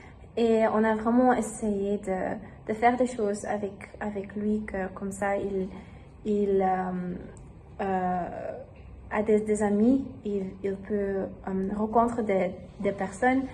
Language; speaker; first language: French; non-native, learner; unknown